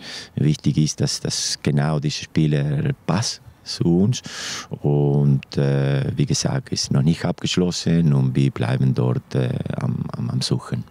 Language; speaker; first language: German; non-native, fluent; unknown